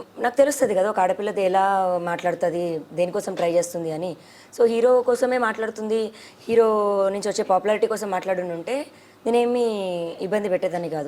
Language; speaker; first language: Telugu; native; Telugu